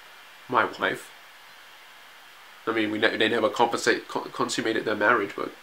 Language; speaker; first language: English; native; English